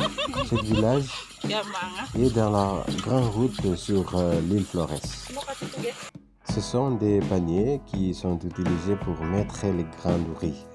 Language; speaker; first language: French; non-native, fluent; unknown